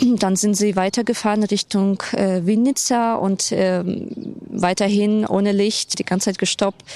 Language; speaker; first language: German; non-native, fluent; Ukrainian